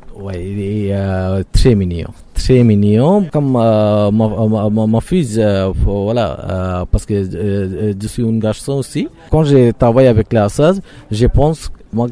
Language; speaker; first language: French; non-native, learner; Bangla